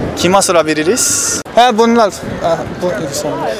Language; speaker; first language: Turkish; non-native, learner; Japanese